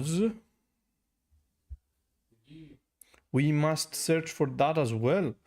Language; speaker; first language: English; non-native, fluent; Greek